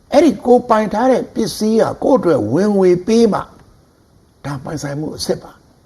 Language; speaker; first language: Burmese; native; Burmese